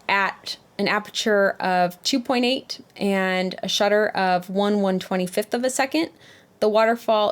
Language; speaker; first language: English; native; English